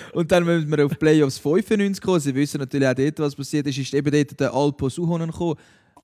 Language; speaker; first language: German; native; German